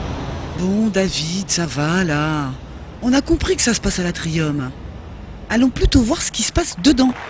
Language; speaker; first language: French; native; French